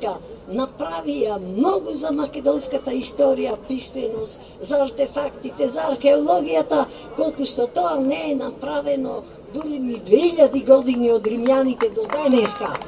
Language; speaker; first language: Macedonian; native; Macedonian